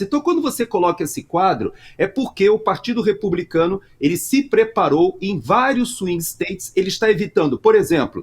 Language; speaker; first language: Portuguese; native; Portuguese